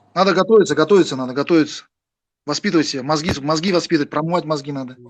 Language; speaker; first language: Russian; non-native, local second language; Kazakh